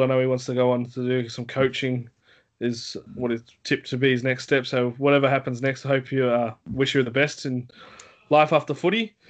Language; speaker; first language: English; native; English